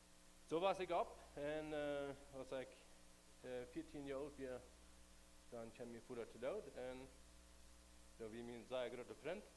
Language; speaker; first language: German; non-native, learner; Plautdietsch